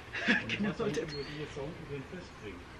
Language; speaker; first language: German; native; German